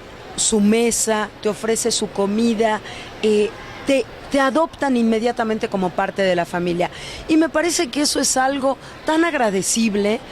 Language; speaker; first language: Spanish; native; Spanish